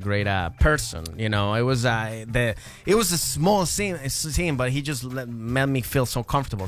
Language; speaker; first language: English; native; English